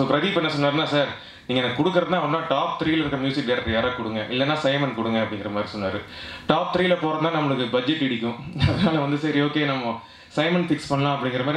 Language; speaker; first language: Tamil; native; Tamil